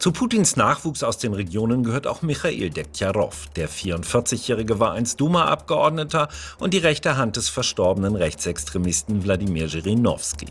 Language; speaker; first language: German; native; German